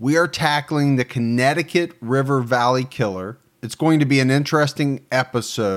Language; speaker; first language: English; native; English